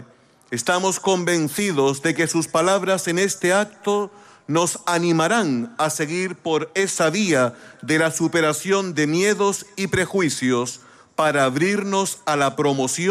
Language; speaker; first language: Spanish; native; Spanish